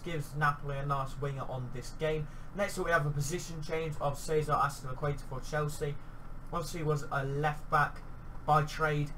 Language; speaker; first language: English; native; English